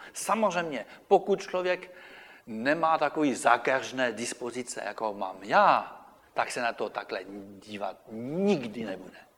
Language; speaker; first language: Czech; non-native, fluent; French